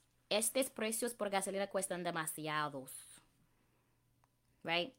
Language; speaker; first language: Spanish; non-native, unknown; English